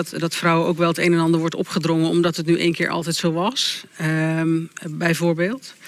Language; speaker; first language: Dutch; native; Dutch